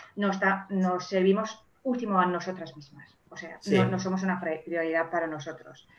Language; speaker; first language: Spanish; non-native, fluent; English